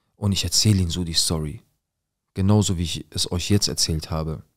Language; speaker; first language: German; native; German